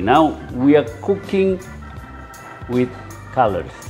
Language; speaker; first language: English; non-native, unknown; Indonesian